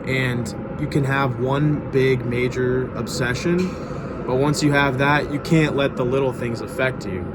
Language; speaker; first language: English; native; English